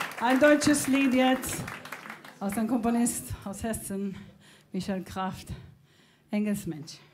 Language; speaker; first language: German; non-native, fluent; Spanish